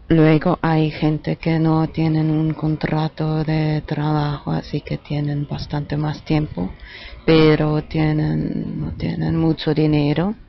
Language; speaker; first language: Spanish; non-native, fluent; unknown